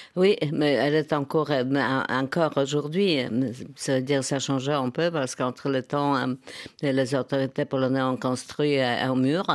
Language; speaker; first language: French; non-native, fluent; Polish